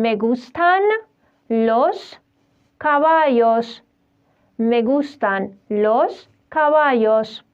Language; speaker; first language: Spanish; non-native, fluent; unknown